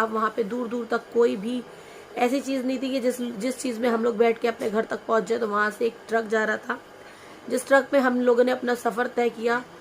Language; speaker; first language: Hindi; native; Hindi